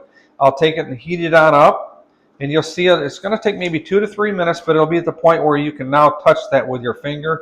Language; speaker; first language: English; native; English